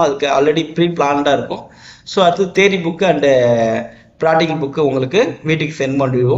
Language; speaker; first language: Tamil; native; Tamil